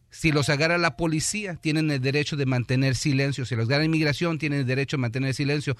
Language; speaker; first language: Spanish; early bilingual, heritage; Spanish